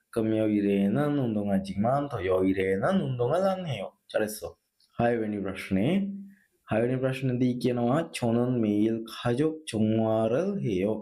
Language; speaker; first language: Korean; non-native, fluent; Sinhala